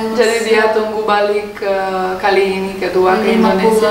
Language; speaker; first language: Indonesian; non-native, learner; Russian